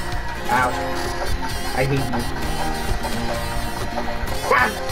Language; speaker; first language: English; native; English